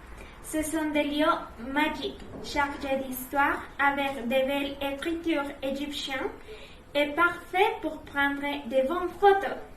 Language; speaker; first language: French; non-native, learner; Spanish